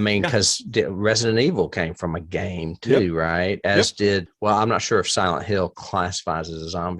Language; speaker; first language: English; native; English